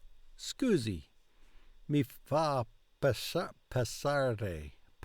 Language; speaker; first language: Italian; non-native, learner; English